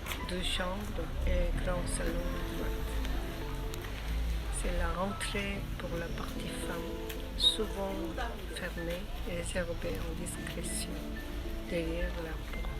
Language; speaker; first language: French; non-native, learner; Korean